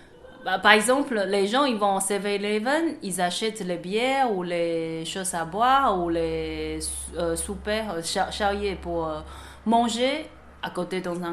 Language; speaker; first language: French; non-native, fluent; Chinese